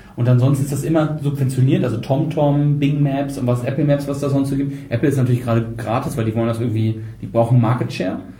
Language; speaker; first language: German; native; German